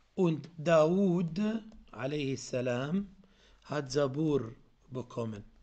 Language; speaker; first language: German; non-native, fluent; Arabic